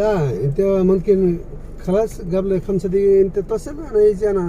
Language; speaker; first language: Arabic; non-native, learner; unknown